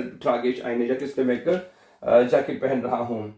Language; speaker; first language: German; non-native, fluent; Urdu